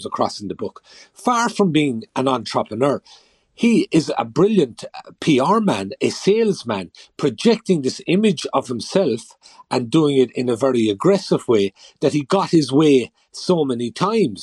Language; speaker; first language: English; native; English